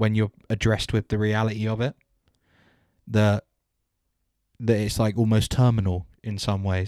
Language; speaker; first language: English; native; English